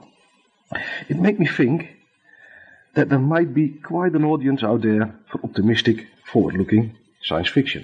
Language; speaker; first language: English; non-native, fluent; Dutch